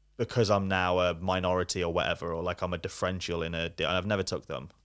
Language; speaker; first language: English; native; English